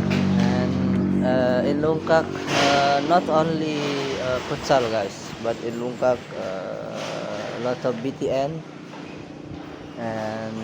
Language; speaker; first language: English; non-native, learner; Indonesian